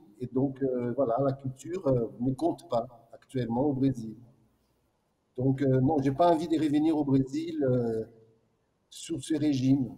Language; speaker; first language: French; non-native, fluent; Portuguese